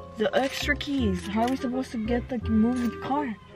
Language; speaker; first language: English; early bilingual, other home language; Spanish